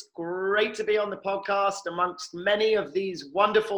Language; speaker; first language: English; native; English